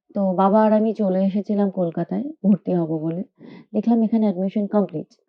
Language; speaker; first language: Bangla; native; Bangla